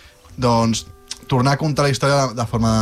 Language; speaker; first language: Catalan; native; Catalan